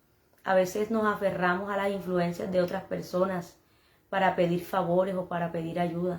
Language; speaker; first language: Spanish; native; Spanish